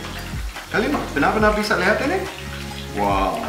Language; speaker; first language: Indonesian; non-native, fluent; German